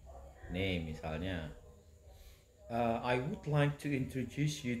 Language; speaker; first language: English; non-native, fluent; Indonesian